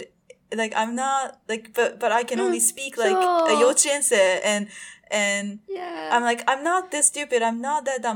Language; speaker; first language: English; non-native, fluent; Japanese